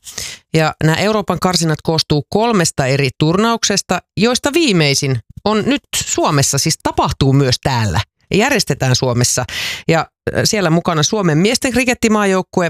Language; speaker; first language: Finnish; native; Finnish